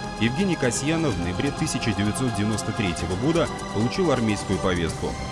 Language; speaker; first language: Russian; native; Russian